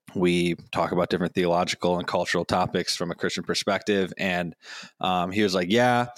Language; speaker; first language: English; native; English